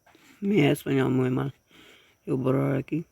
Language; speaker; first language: Spanish; non-native, learner; English